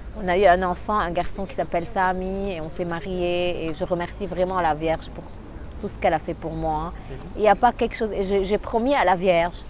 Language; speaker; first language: French; non-native, local second language; Arabic